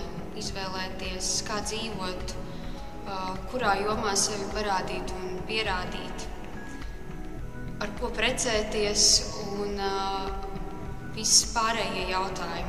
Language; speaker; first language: Latvian; native; Latvian